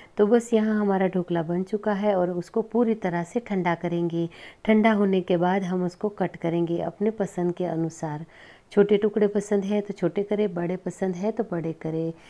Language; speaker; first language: Hindi; non-native, local second language; Gujarati